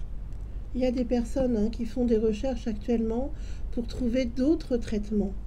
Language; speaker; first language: French; native; French